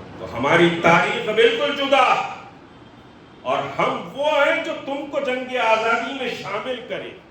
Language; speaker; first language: Urdu; native; Urdu